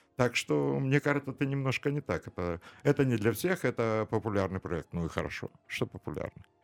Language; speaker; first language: Russian; native; Russian